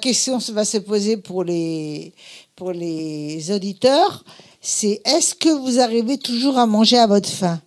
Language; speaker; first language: French; native; French